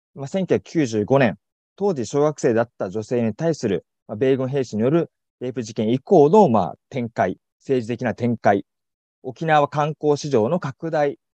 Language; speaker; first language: Japanese; native; Japanese